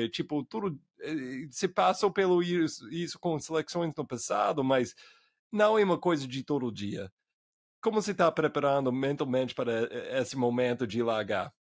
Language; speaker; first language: Portuguese; non-native, fluent; English